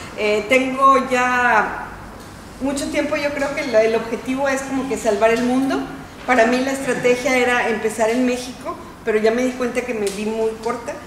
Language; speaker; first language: Spanish; native; Spanish